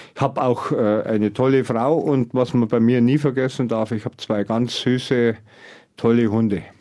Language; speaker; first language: German; native; German